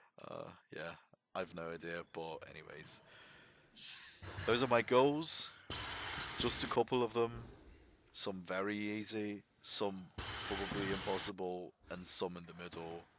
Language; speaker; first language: English; non-native, fluent; German